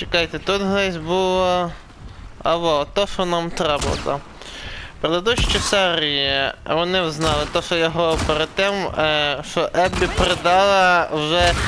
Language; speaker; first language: Ukrainian; native; Ukrainian